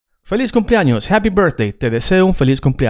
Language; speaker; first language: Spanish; native; Spanish